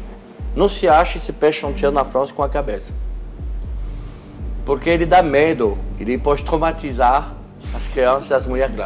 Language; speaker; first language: Portuguese; non-native, fluent; French